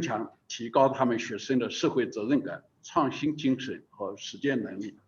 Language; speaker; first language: Chinese; native; Chinese